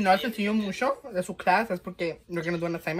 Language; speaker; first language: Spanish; early bilingual, heritage; Spanish